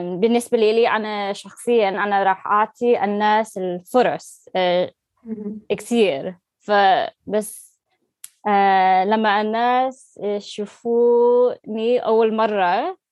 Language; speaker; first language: Arabic; non-native, learner; English